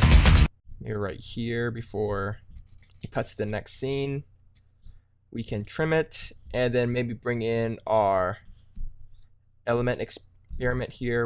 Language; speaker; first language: English; native; English